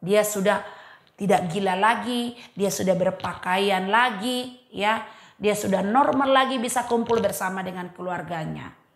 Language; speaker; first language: Indonesian; native; Indonesian